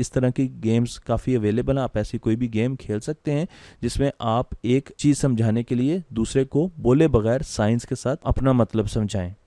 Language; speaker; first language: Urdu; non-native, local second language; Punjabi